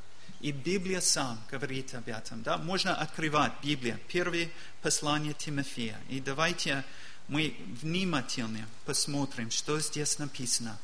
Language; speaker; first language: Russian; non-native, learner; English